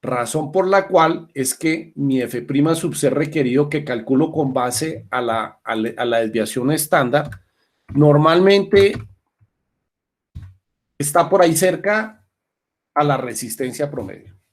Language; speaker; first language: Spanish; native; Spanish